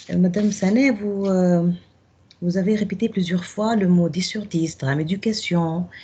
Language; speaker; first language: French; non-native, local second language; Arabic